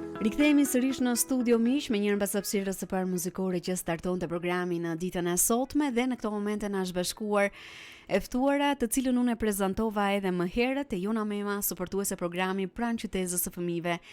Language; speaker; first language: Albanian; native; Albanian